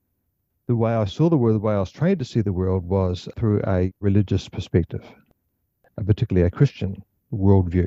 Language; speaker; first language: English; native; English